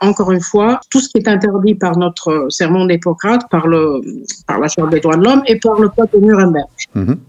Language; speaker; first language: French; non-native, fluent; Serbian